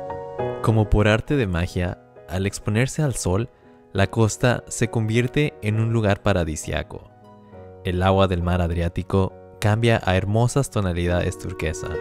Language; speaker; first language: Spanish; native; Spanish